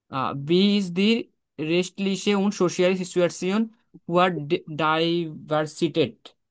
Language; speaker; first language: German; non-native, learner; Bangla